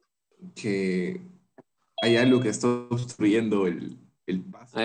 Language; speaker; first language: Spanish; native; Spanish